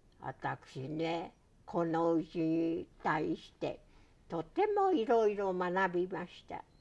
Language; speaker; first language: Japanese; native; Japanese